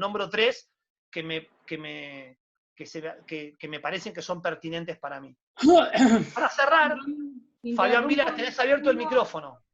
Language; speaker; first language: Spanish; native; Spanish